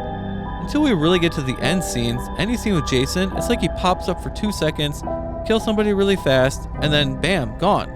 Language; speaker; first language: English; native; English